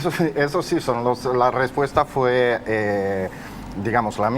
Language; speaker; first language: Spanish; non-native, fluent; Russian